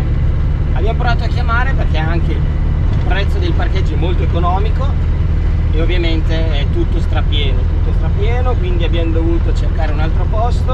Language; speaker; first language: Italian; native; Italian